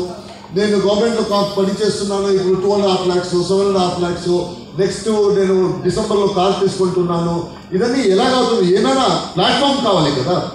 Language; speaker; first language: Telugu; non-native, local second language; Tulu